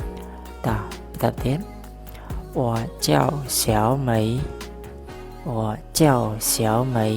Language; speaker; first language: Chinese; non-native, fluent; Khmer